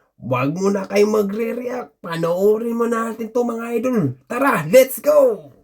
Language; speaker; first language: Filipino; native; Filipino